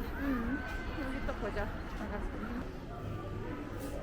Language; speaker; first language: Korean; non-native, learner; Turkish